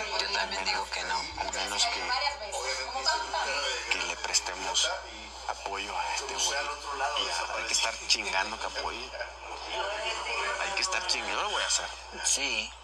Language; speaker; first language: Spanish; native; Spanish